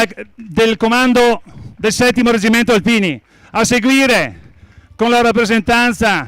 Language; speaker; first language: Italian; native; Italian